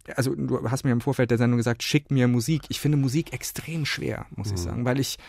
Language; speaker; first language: German; native; German